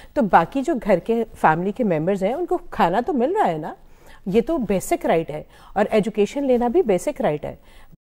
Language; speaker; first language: Urdu; non-native, local second language; Punjabi